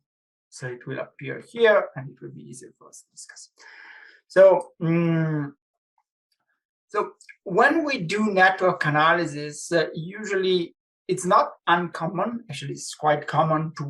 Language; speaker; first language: English; non-native, fluent; Italian